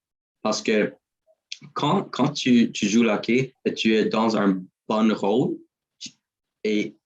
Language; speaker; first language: French; non-native, learner; English